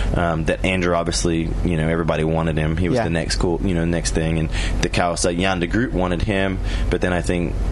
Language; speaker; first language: English; native; English